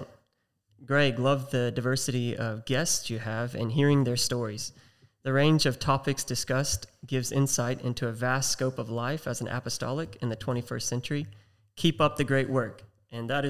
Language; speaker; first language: English; native; English